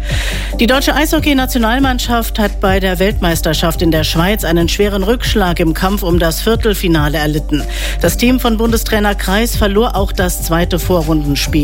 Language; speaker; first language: German; native; German